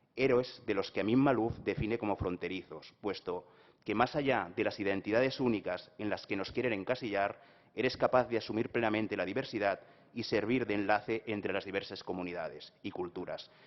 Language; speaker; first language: Spanish; non-native, local second language; Catalan